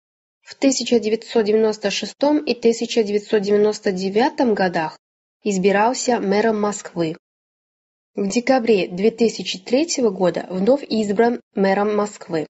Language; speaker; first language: Russian; non-native, fluent; Chinese